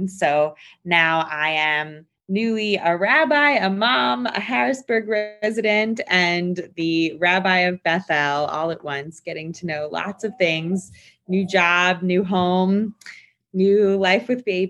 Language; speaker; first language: English; native; English